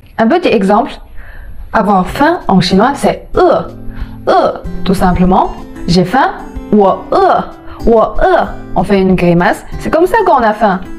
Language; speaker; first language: French; non-native, fluent; Chinese